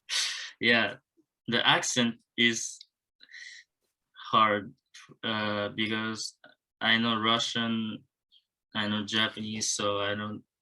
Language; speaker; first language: English; non-native, learner; Japanese